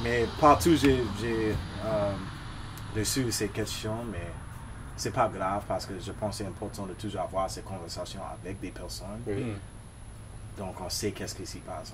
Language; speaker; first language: French; non-native, local second language; English